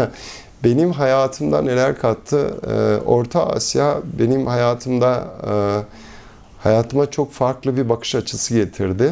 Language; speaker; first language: Turkish; early bilingual, heritage; Turkish